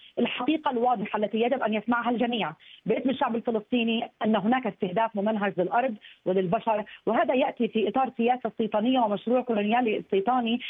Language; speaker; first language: Arabic; native; Arabic